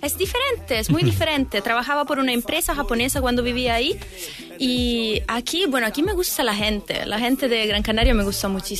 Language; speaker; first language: Spanish; non-native, fluent; Italian